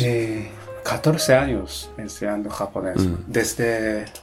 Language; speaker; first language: Spanish; non-native, fluent; Japanese